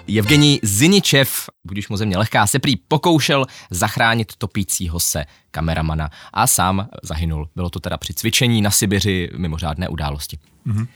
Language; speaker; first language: Czech; early bilingual, other home language; Ukrainian